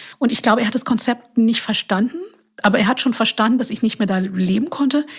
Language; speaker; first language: German; non-native, fluent; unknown